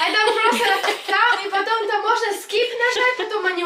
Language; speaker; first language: Russian; native; Russian